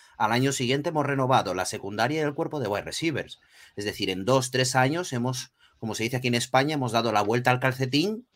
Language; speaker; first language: Spanish; early bilingual, other home language; Portuguese